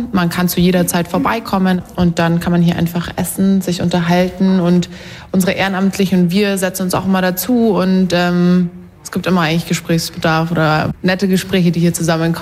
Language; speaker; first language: German; native; German